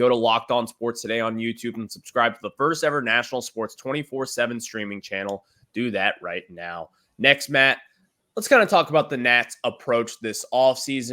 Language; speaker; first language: English; native; English